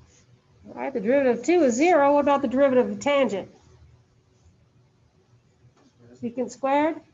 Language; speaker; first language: English; native; English